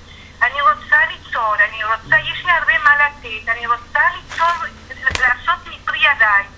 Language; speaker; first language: Hebrew; non-native, fluent; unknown